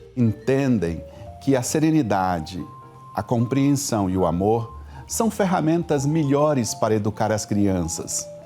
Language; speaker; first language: Portuguese; native; Portuguese